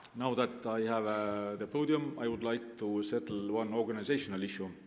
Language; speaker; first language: English; non-native, fluent; Estonian